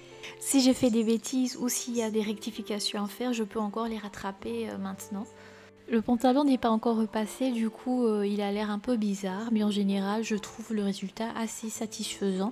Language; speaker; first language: French; native; French